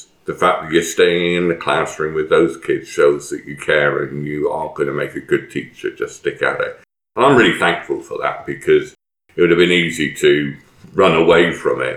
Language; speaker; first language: English; native; English